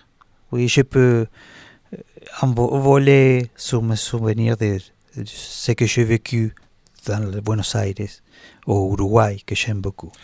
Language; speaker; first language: French; non-native, learner; Spanish